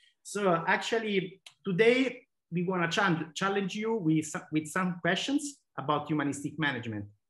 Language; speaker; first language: English; non-native, fluent; Italian